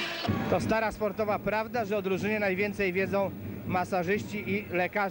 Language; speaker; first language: Polish; native; Polish